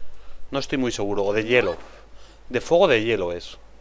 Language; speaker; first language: Spanish; native; Spanish